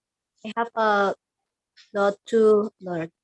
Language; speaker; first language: English; non-native, learner; Indonesian